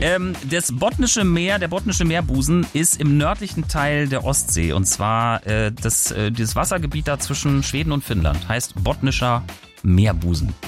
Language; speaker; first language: German; native; German